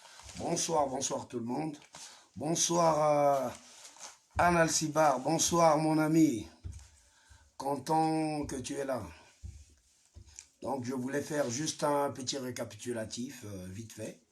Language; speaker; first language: French; non-native, local second language; Lingala